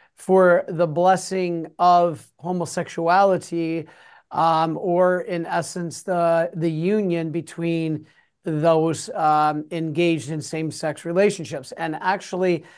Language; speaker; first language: English; native; English